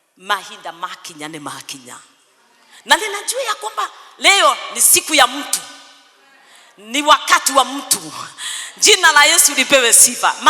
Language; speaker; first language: Swahili; non-native, local second language; Kikuyu